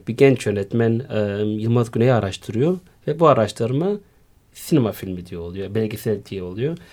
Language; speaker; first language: Turkish; early bilingual, heritage; Turkish